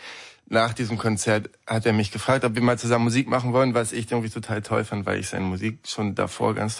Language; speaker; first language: German; native; German